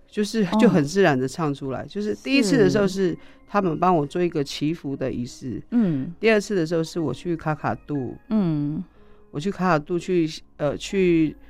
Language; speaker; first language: Chinese; non-native, local second language; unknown